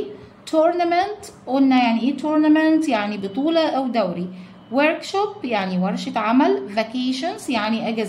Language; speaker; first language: Arabic; native; Arabic